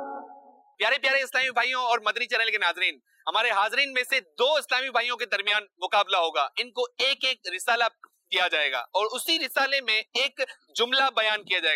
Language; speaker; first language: Urdu; native; Urdu